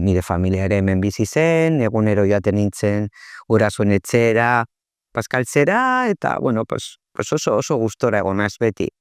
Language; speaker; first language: Basque; non-native, local second language; Spanish